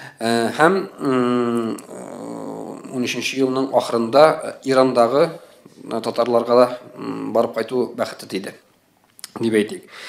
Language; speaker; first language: Tatar; native; Tatar